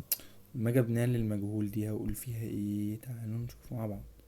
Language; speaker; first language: Arabic; native; Arabic